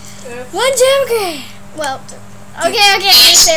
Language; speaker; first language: English; native; English